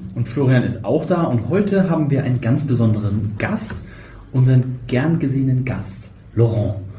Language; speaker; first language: German; native; German